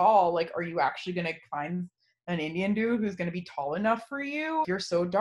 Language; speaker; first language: English; native; English